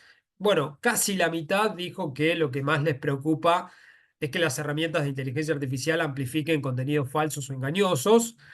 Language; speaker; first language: Spanish; native; Spanish